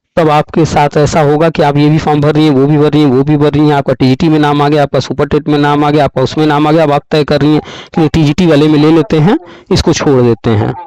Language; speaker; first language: Hindi; native; Hindi